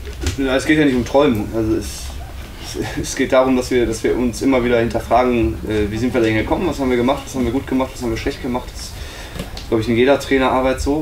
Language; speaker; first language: German; native; German